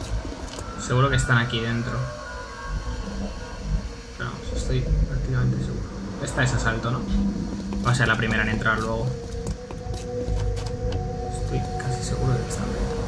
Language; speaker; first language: Spanish; native; Spanish